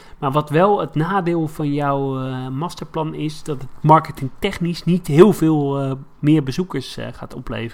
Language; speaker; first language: Dutch; native; Dutch